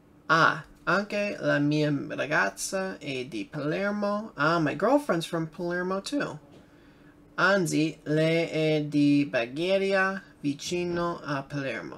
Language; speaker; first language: Italian; non-native, learner; English